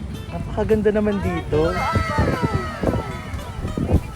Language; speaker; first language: Filipino; non-native, local second language; Bikol